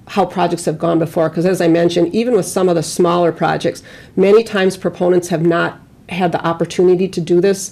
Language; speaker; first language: English; native; English